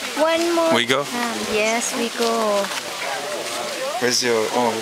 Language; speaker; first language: English; non-native, learner; Thai